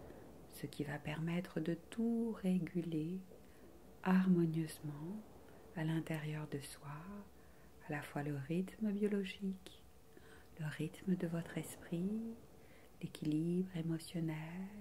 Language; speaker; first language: French; native; French